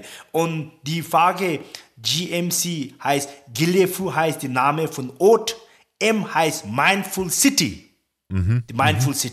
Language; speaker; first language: German; non-native, learner; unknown